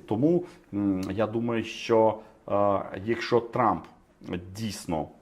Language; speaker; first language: Ukrainian; non-native, fluent; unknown